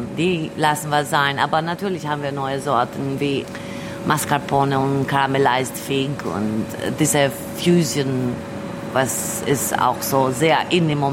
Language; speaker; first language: German; early bilingual, other home language; Albanian